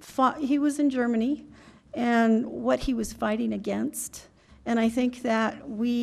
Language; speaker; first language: English; native; English